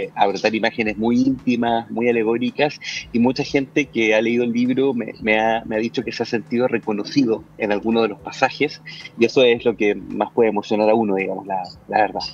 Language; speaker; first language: Spanish; native; Spanish